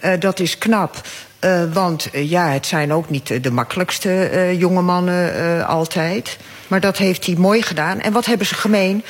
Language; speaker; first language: Dutch; early bilingual, other home language; Arabic